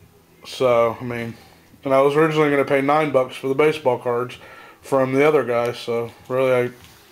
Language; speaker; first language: English; native; English